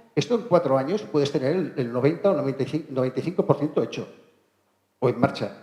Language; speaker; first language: Spanish; non-native, local second language; Catalan